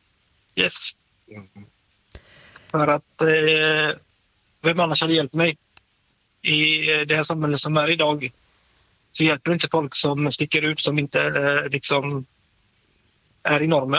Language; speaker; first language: Swedish; native; Swedish